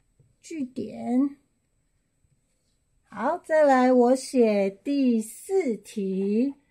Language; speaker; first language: Chinese; non-native, learner; English